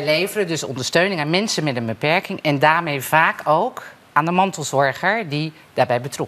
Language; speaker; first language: Dutch; native; Dutch